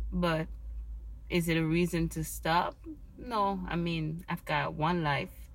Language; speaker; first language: English; non-native, fluent; French